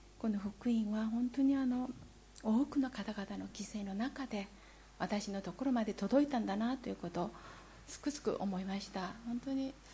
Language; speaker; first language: Japanese; non-native, fluent; Korean